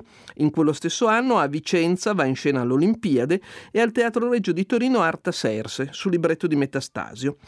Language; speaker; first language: Italian; native; Italian